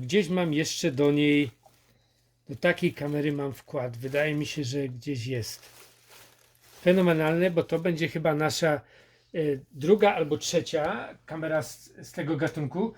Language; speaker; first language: Polish; native; Polish